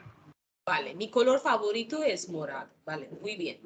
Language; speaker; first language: Spanish; non-native, fluent; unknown